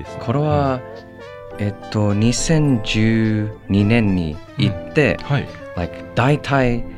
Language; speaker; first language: Japanese; non-native, learner; English